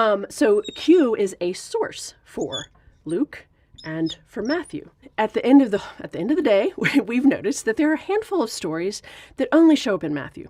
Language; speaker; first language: English; native; English